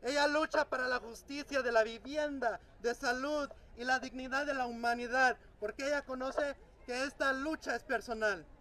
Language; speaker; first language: Spanish; early bilingual, heritage; Spanish